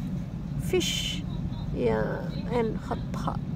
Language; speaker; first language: English; non-native, fluent; Indonesian